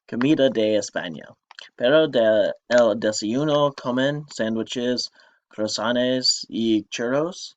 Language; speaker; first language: Spanish; non-native, learner; English